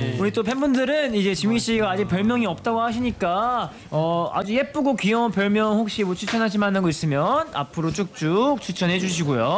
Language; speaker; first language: Korean; native; Korean